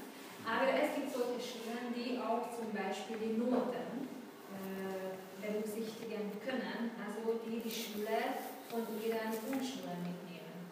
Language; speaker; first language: German; non-native, fluent; Hungarian